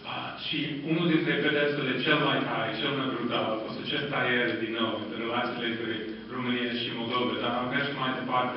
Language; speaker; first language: Romanian; non-native, fluent; English